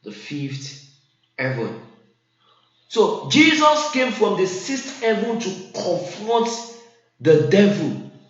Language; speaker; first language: English; non-native, local second language; Yoruba